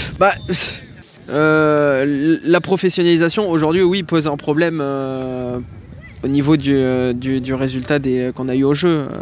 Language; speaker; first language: French; native; French